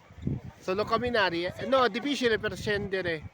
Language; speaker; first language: Italian; non-native, learner; Filipino